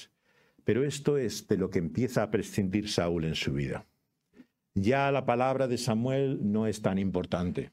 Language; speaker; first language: Spanish; native; Spanish